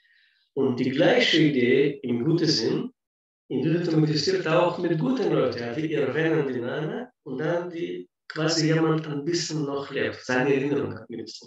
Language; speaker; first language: German; non-native, fluent; Russian